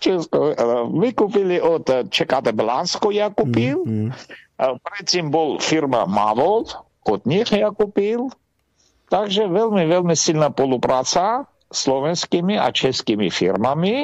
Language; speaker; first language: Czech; non-native, learner; Armenian